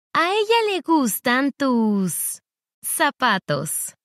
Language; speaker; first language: Spanish; non-native, learner; English